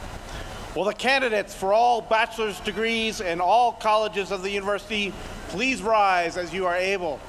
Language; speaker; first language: English; native; English